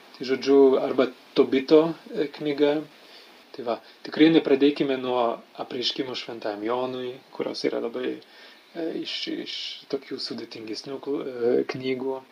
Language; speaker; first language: Lithuanian; non-native, fluent; French